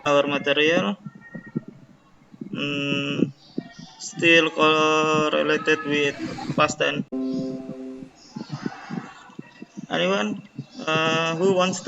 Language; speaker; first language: English; non-native, learner; Indonesian